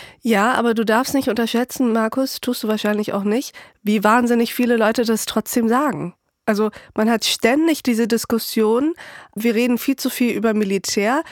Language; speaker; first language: German; early bilingual, other home language; Turkish